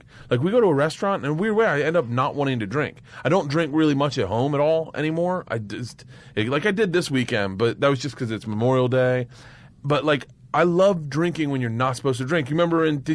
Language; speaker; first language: English; native; English